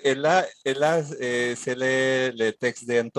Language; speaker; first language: French; non-native, fluent; Spanish